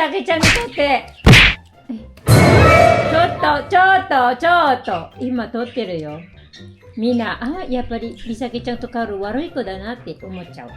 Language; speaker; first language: Japanese; non-native, fluent; Filipino